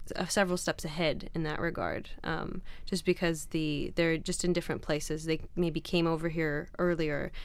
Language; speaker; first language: English; non-native, fluent; Arabic